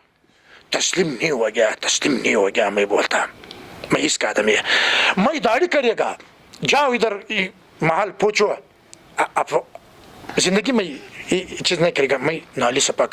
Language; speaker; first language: Hindi; non-native, learner; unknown